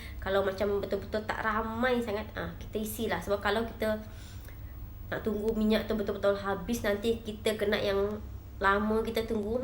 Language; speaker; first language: Malay; native; Malay